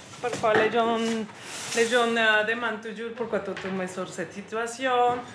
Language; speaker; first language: French; non-native, learner; Spanish